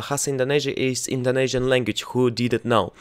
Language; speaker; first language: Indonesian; non-native, learner; Russian